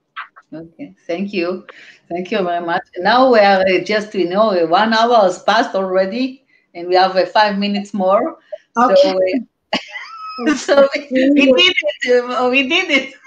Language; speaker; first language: English; non-native, fluent; Hebrew